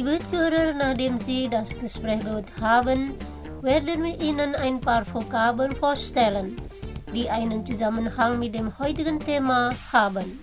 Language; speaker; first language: German; non-native, fluent; Indonesian